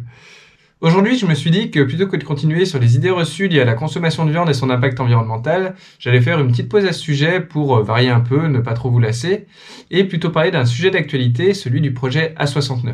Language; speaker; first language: French; native; French